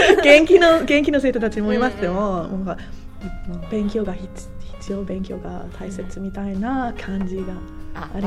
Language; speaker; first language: Japanese; non-native, learner; English